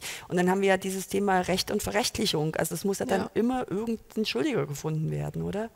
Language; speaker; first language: German; native; German